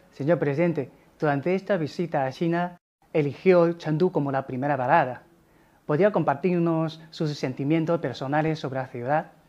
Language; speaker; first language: Spanish; non-native, fluent; Chinese